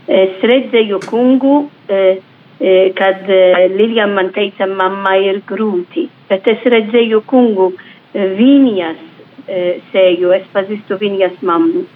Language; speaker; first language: Latvian; non-native, fluent; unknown